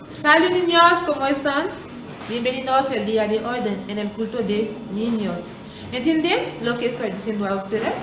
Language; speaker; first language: Spanish; non-native, fluent; Haitian Creole